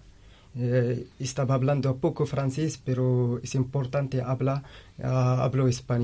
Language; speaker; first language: Spanish; non-native, learner; Arabic